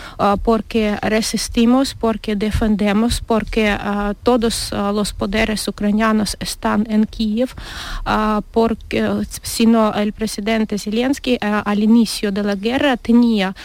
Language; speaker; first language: Spanish; non-native, learner; Ukrainian